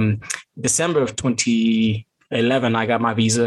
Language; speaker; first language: English; non-native, local second language; Kalenjin